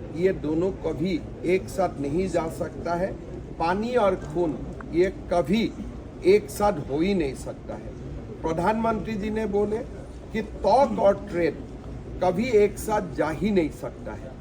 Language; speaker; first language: Hindi; non-native, local second language; Assamese